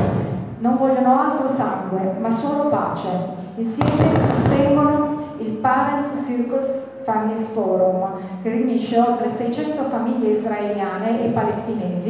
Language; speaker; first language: Italian; native; Italian